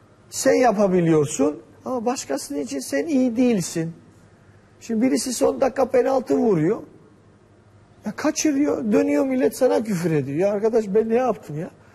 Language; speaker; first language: Turkish; non-native, fluent; Georgian